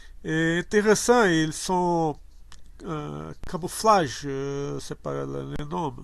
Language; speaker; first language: French; non-native, learner; Portuguese